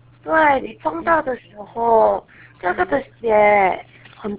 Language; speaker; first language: Chinese; non-native, learner; Korean